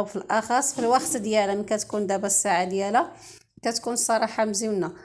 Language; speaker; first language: Arabic; native; Arabic